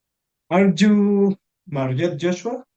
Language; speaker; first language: English; non-native, learner; Spanish